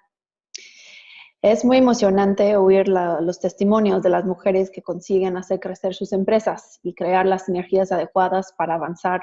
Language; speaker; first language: Spanish; non-native, fluent; English